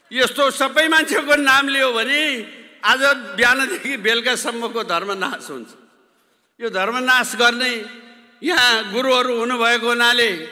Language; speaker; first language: Nepali; native; Nepali